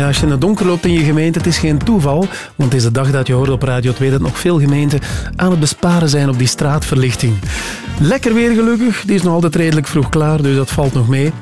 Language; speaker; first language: Dutch; native; Dutch